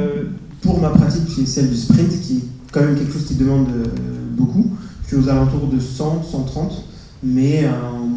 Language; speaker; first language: French; native; French